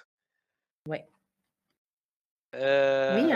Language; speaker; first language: French; non-native, local second language; Arabic